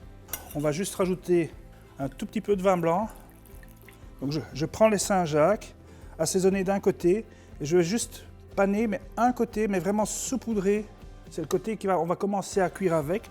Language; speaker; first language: French; native; French